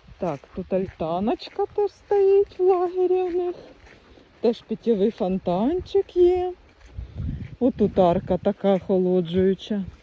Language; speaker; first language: Ukrainian; native; Ukrainian